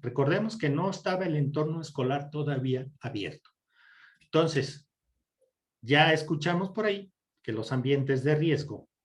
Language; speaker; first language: Spanish; native; Spanish